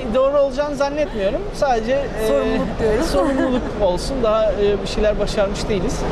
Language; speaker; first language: Turkish; native; Turkish